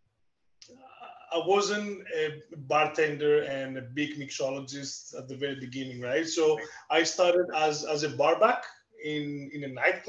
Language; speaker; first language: English; non-native, fluent; Greek